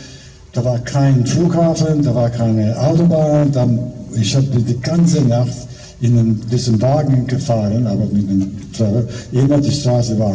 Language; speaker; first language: German; non-native, fluent; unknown